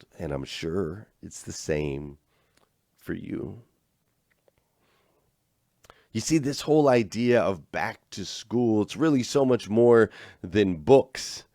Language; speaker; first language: English; native; English